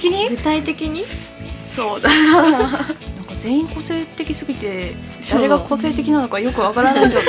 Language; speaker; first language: Japanese; native; Japanese